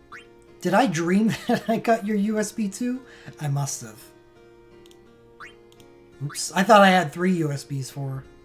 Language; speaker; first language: English; native; English